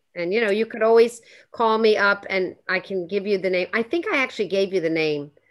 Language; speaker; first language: English; native; English